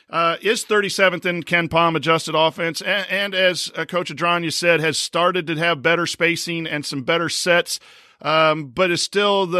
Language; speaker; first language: English; native; English